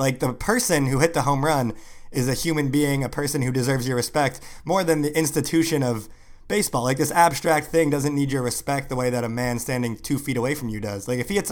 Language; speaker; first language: English; native; English